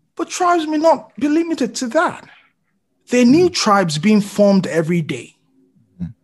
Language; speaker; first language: English; non-native, local second language; Yoruba